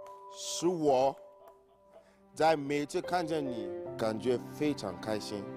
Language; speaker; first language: Chinese; non-native, learner; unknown